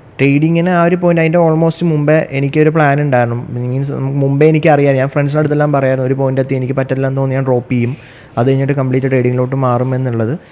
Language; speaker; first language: Malayalam; native; Malayalam